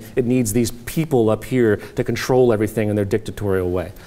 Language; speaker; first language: English; native; English